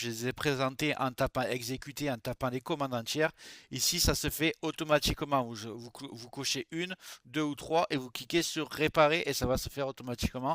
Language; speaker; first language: French; native; French